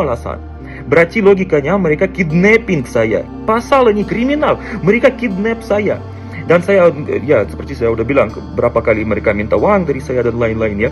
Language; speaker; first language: Indonesian; non-native, fluent; Russian